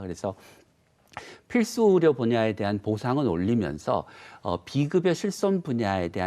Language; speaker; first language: Korean; native; Korean